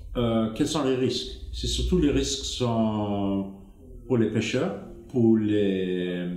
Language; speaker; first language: French; non-native, fluent; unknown